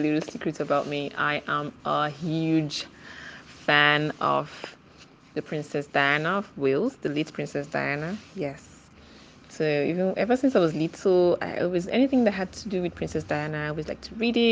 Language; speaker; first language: English; non-native, local second language; Igbo